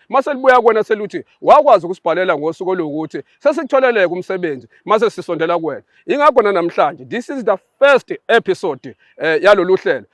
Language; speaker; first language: Zulu; native; Zulu